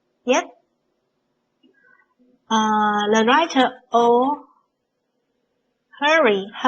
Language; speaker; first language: English; non-native, learner; Chinese